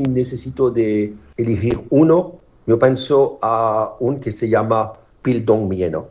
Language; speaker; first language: Spanish; non-native, fluent; French